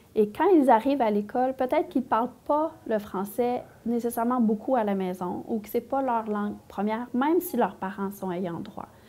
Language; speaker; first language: French; native; French